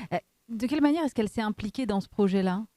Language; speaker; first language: French; native; French